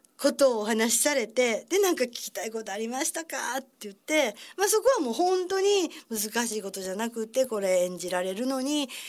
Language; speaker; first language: Japanese; native; Japanese